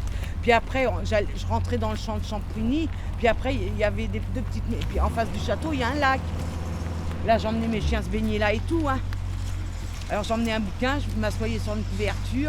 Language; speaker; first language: French; native; French